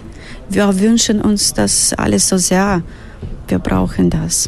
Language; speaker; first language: German; non-native, fluent; Ukrainian